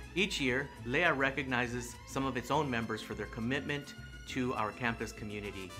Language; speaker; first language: English; early bilingual, other home language; Spanish